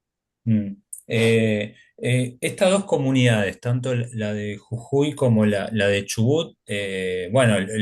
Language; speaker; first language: Spanish; native; Spanish